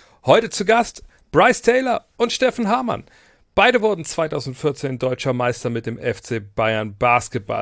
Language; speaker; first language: German; native; German